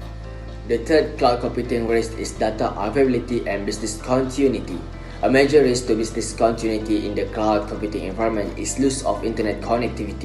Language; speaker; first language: English; non-native, local second language; Malay